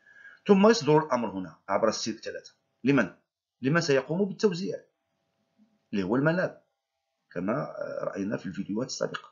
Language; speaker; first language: Arabic; native; Arabic